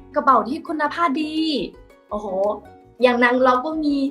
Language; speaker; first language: Thai; non-native, fluent; Chinese